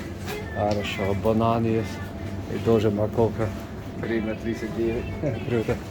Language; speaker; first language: Russian; non-native, learner; English